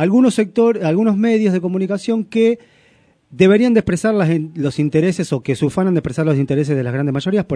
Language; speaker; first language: Spanish; native; Spanish